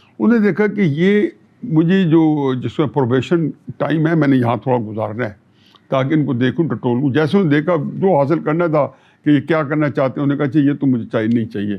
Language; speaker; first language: Urdu; non-native, local second language; Punjabi